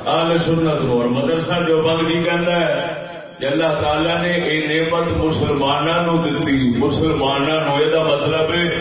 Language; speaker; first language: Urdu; non-native, local second language; Punjabi